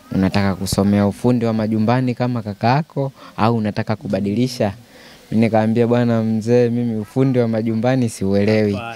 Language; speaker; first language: Swahili; native; Swahili